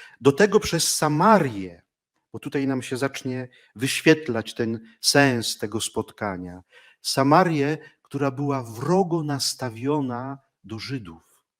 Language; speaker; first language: Polish; native; Polish